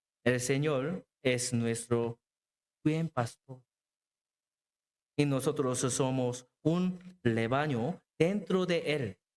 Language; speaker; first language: Spanish; non-native, learner; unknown